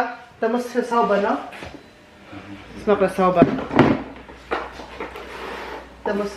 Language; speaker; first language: German; non-native, learner; Filipino